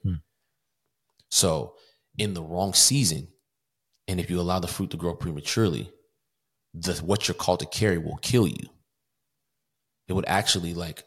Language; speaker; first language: English; native; English